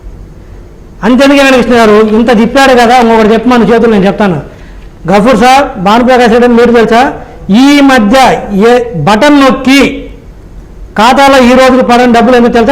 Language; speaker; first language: Telugu; native; Telugu